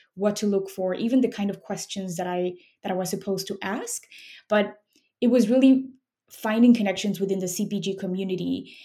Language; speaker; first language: English; non-native, fluent; Spanish